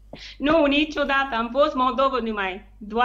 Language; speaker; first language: Romanian; non-native, learner; English